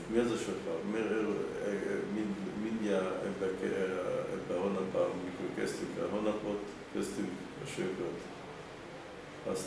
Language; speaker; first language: Hungarian; early bilingual, heritage; Hungarian